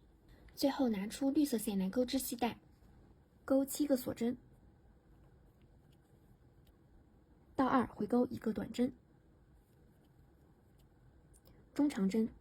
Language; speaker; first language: Chinese; native; Chinese